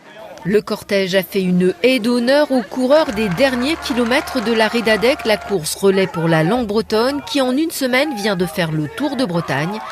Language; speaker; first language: French; native; French